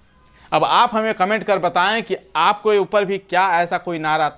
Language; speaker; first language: Hindi; native; Hindi